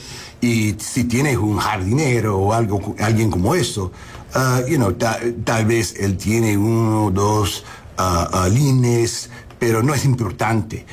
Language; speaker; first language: Spanish; early bilingual, heritage; English